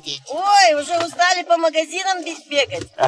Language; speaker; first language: Russian; native; Russian